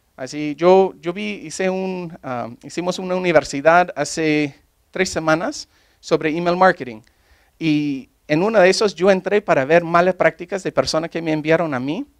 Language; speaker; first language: Spanish; non-native, fluent; English